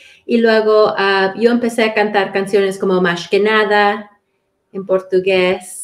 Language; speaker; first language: Spanish; early bilingual, heritage; Spanish